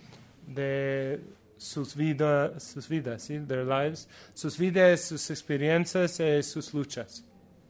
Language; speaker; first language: Spanish; non-native, learner; English